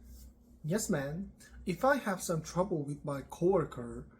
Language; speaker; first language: English; non-native, learner; Korean